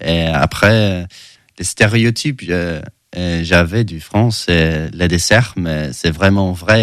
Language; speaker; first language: French; non-native, learner; Swedish